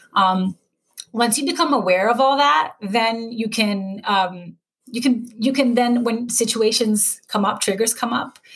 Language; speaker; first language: English; native; English